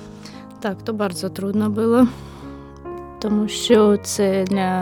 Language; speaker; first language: Ukrainian; non-native, local second language; Russian